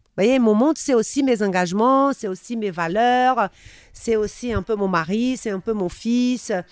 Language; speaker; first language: French; non-native, fluent; Portuguese